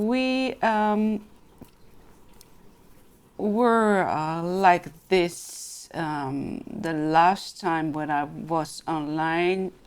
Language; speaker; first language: English; non-native, fluent; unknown